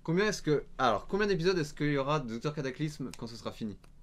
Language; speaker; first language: French; native; French